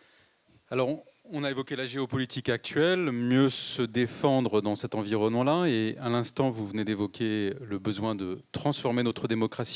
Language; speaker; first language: French; native; French